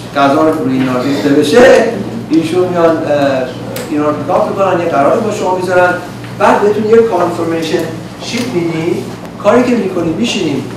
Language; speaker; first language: Persian; early bilingual, other home language; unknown